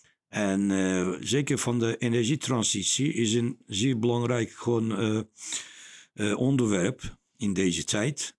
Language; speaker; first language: Dutch; non-native, learner; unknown